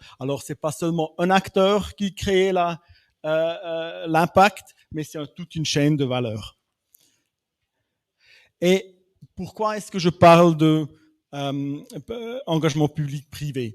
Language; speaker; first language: French; non-native, fluent; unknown